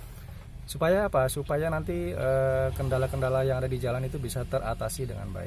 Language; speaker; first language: Indonesian; native; Indonesian